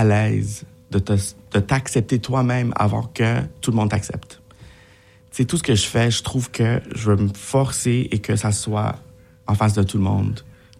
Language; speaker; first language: French; native; French